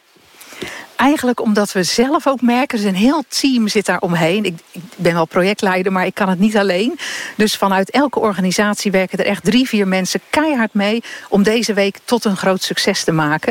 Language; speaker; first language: Dutch; native; Dutch